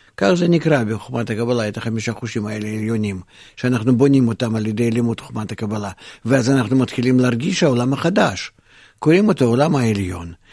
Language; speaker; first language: Hebrew; non-native, fluent; Russian